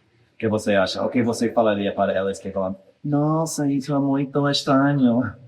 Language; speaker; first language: Portuguese; non-native, fluent; English